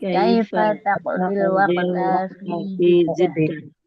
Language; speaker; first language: Arabic; non-native, learner; Indonesian